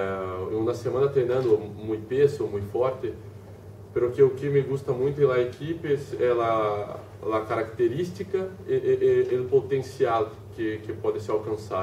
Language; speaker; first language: Spanish; non-native, learner; Portuguese